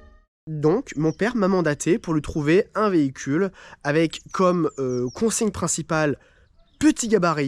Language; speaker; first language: French; native; French